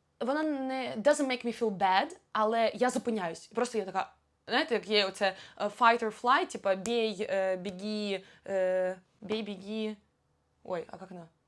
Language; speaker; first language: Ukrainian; non-native, local second language; Russian